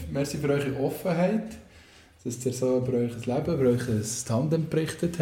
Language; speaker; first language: German; native; German